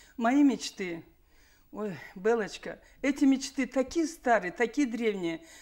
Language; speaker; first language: Russian; non-native, local second language; Karachay-Balkar